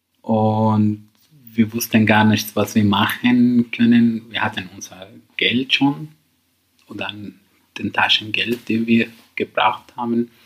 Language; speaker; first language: German; non-native, learner; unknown